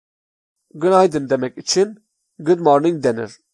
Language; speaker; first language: Turkish; non-native, fluent; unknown